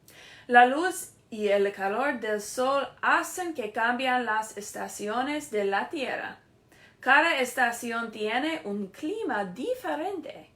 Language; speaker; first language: Spanish; non-native, learner; English